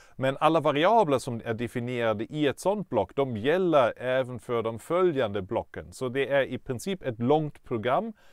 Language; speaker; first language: Swedish; non-native, fluent; German